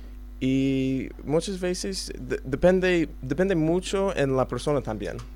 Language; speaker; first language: Spanish; non-native, learner; English